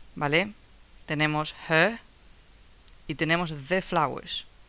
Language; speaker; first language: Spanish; non-native, fluent; English